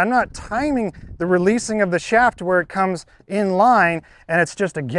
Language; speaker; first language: English; native; English